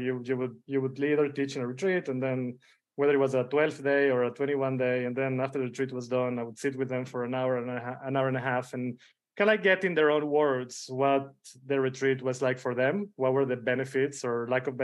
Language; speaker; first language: English; early bilingual, other home language; Spanish